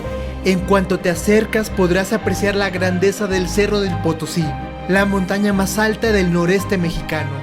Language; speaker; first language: Spanish; native; Spanish